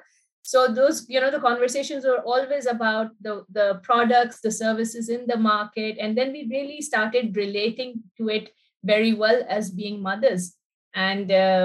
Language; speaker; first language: English; non-native, local second language; Urdu